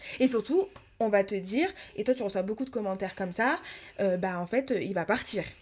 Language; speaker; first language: French; native; French